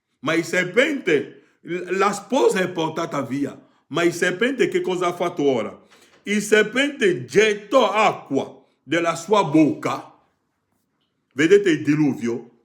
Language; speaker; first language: Italian; non-native, fluent; French